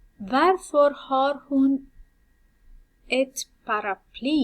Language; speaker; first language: Swedish; non-native, fluent; Persian